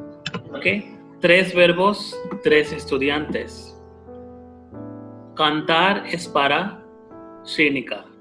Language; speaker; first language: Spanish; non-native, fluent; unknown